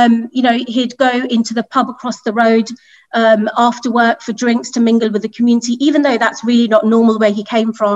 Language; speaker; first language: English; native; English